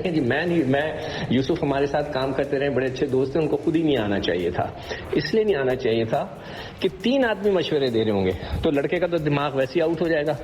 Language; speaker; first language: Urdu; non-native, local second language; Punjabi